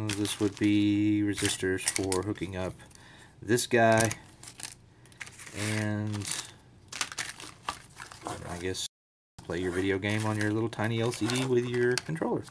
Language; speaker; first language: English; native; English